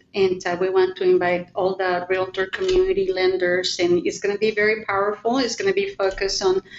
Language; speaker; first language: English; non-native, fluent; Spanish